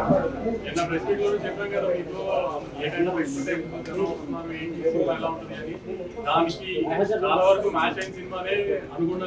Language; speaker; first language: Telugu; native; Telugu